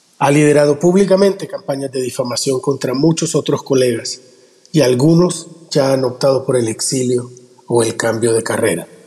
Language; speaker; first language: Spanish; native; Spanish